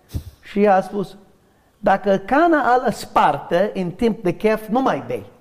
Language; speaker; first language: Romanian; non-native, learner; English